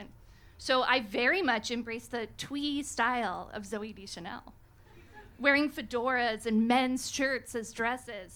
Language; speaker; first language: English; native; English